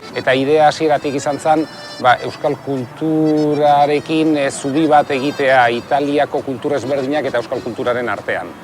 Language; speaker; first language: Basque; native; Basque